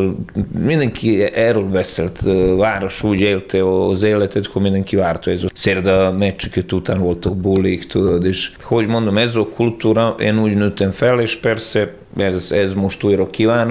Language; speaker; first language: Hungarian; non-native, learner; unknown